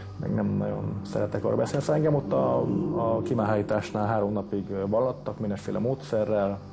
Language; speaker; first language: Hungarian; native; Hungarian